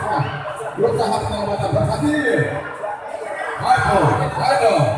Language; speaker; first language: Indonesian; non-native, local second language; Achinese